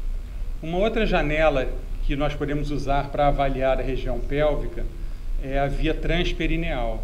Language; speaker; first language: Portuguese; native; Portuguese